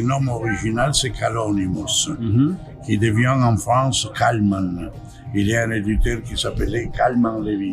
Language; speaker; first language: French; non-native, fluent; Italian